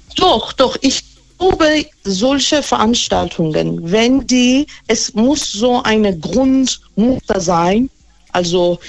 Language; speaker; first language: German; non-native, fluent; Persian